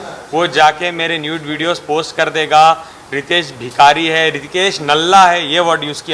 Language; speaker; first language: Hindi; native; Hindi